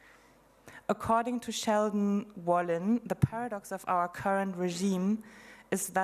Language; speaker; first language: English; non-native, fluent; German